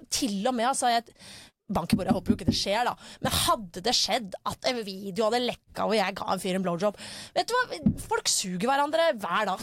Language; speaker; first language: Norwegian; native; Norwegian